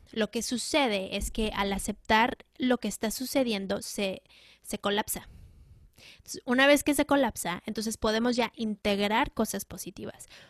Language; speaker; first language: Spanish; native; Spanish